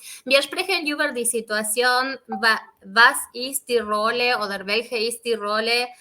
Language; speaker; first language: German; non-native, fluent; Spanish